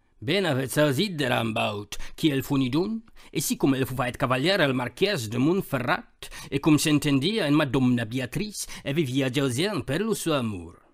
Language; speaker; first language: Occitan; non-native, fluent; Polish